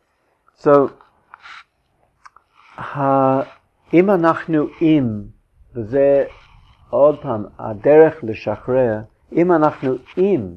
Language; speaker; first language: Hebrew; non-native, fluent; English